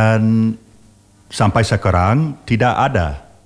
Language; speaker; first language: Indonesian; non-native, learner; English